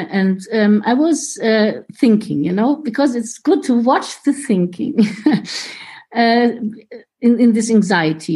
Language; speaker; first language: English; non-native, fluent; German